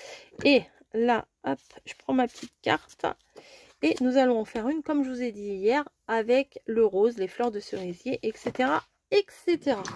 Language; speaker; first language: French; native; French